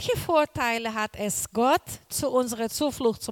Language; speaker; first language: German; non-native, learner; Portuguese